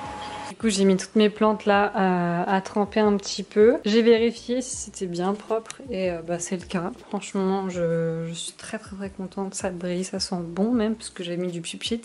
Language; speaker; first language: French; native; French